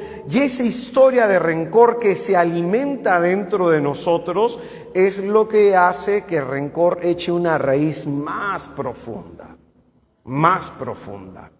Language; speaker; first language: Spanish; native; Spanish